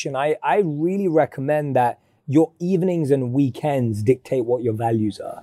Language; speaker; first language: English; native; English